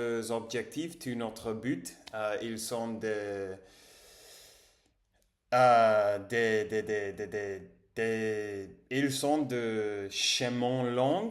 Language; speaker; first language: French; non-native, learner; English